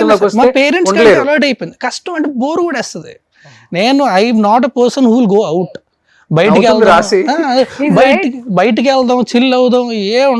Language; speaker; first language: Telugu; native; Telugu